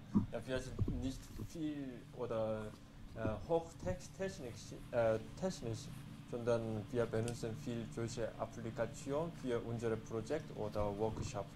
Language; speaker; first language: German; non-native, fluent; Korean